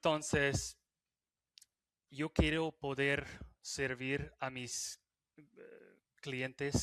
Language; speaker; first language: Spanish; non-native, fluent; English